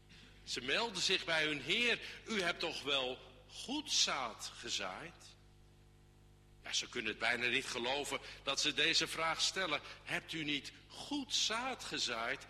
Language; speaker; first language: Dutch; native; Dutch